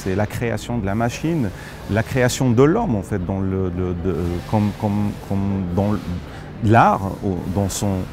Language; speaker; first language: French; non-native, local second language; Arabic